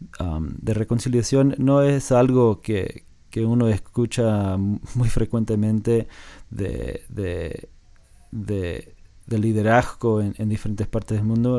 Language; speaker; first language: Spanish; non-native, fluent; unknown